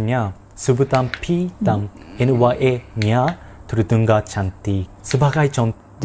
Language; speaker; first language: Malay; non-native, learner; Japanese